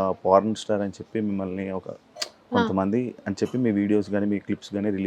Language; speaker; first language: Telugu; native; Telugu